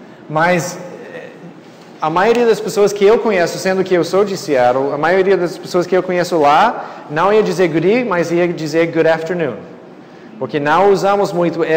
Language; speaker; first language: Portuguese; non-native, fluent; English